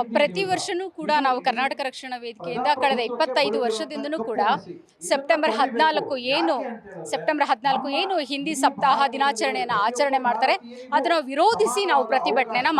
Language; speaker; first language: Kannada; native; Kannada